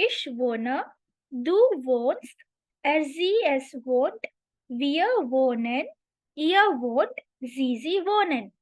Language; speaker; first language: German; non-native, fluent; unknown